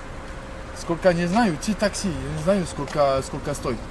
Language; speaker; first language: Russian; non-native, learner; French